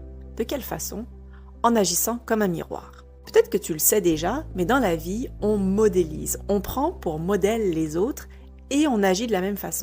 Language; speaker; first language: French; native; French